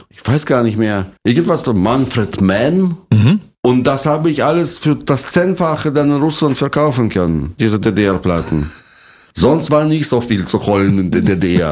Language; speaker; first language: German; non-native, fluent; Russian